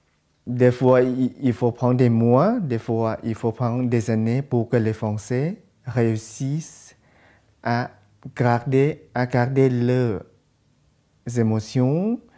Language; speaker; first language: French; non-native, fluent; Thai